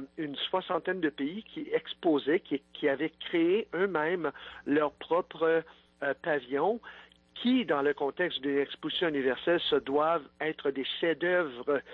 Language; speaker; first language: French; native; French